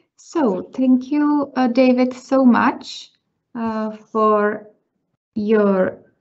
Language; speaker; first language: English; non-native, learner; Czech